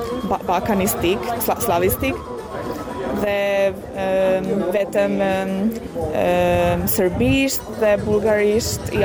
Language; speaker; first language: Albanian; non-native, learner; Hungarian